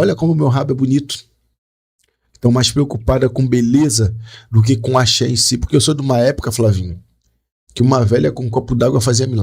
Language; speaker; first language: Portuguese; native; Portuguese